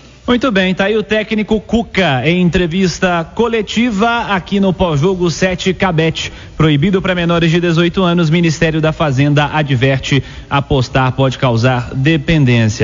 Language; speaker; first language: Portuguese; native; Portuguese